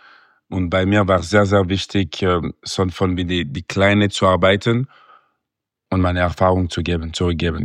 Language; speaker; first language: German; non-native, local second language; French